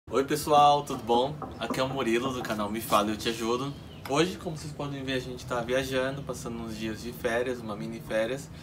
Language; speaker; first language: Portuguese; native; Portuguese